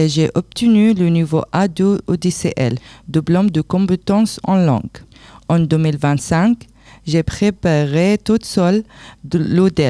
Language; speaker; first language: French; non-native, learner; Arabic